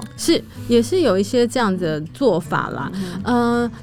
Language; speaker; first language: Chinese; native; Chinese